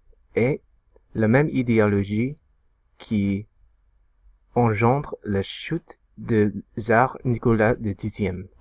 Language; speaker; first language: French; non-native, learner; English